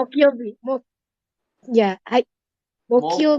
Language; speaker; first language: Japanese; non-native, learner; Malay